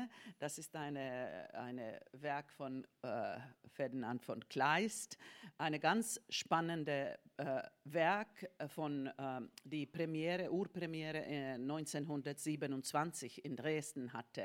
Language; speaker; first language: German; non-native, fluent; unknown